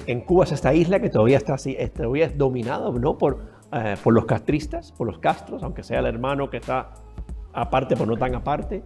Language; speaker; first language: Spanish; early bilingual, heritage; Spanish